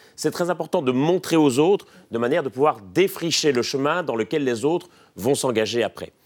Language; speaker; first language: French; native; French